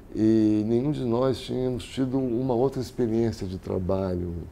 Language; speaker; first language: Portuguese; native; Portuguese